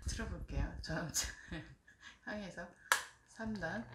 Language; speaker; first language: Korean; native; Korean